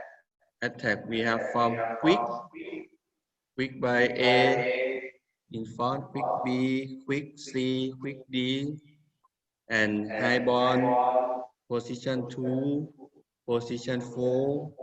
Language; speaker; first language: English; non-native, learner; Thai